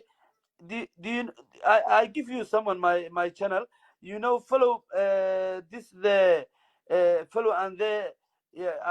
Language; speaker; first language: English; non-native, learner; Somali